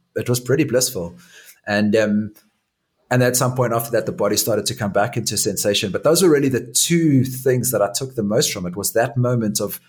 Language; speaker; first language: English; native; English